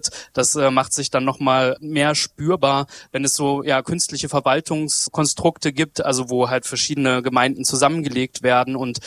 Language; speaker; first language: German; native; German